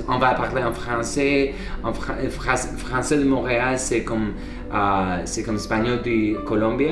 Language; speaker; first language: French; non-native, learner; Spanish